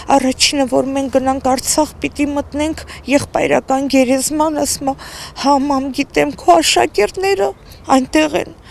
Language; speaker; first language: Armenian; native; Armenian